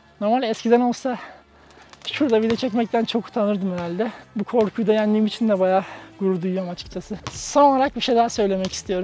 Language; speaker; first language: Turkish; native; Turkish